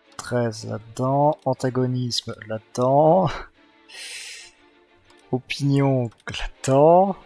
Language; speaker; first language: French; native; French